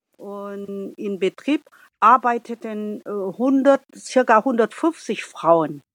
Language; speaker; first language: German; non-native, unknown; Vietnamese